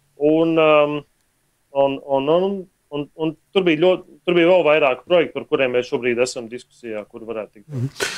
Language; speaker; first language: Latvian; native; Latvian